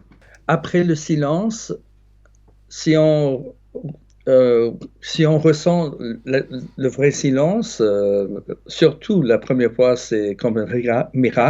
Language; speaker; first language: French; non-native, fluent; English